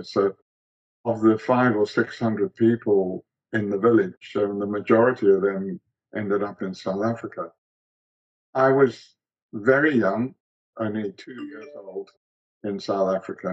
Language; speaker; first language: English; early bilingual, other home language; Greek